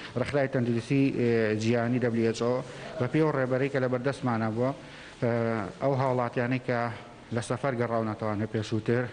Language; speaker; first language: Central Kurdish; native; Central Kurdish